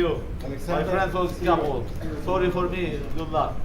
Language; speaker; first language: English; non-native, learner; Polish